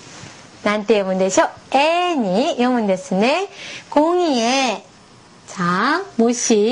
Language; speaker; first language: Japanese; non-native, fluent; Korean